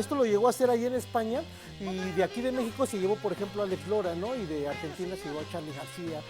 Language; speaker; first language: Spanish; native; Spanish